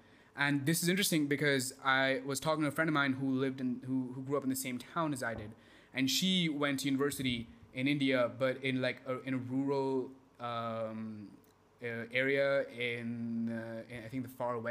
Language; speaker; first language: English; non-native, local second language; Hindi